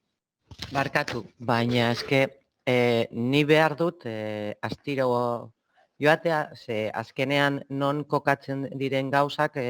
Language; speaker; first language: Basque; non-native, local second language; Spanish